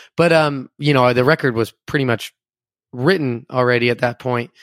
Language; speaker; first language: English; native; English